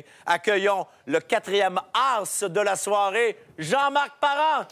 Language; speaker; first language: French; native; French